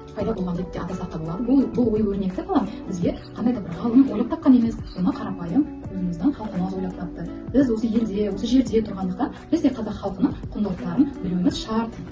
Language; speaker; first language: Kazakh; non-native, local second language; Uzbek